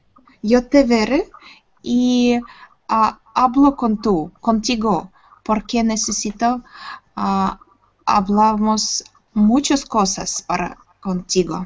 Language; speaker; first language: Spanish; non-native, learner; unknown